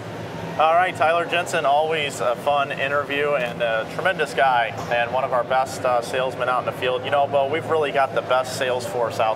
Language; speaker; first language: English; native; English